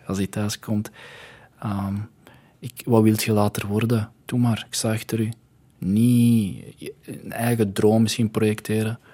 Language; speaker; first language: Dutch; early bilingual, other home language; Arabic